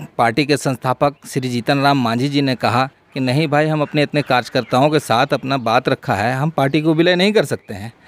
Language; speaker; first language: Hindi; native; Hindi